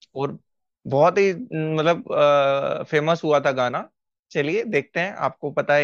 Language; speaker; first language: Hindi; native; Hindi